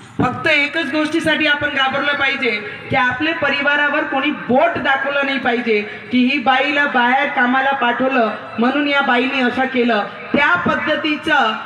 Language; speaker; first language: Marathi; non-native, local second language; Hindi